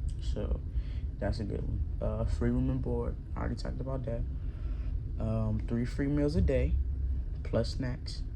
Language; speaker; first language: English; native; English